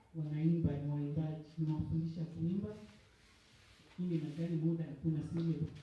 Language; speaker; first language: Swahili; native; Swahili